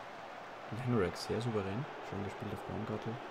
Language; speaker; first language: German; native; German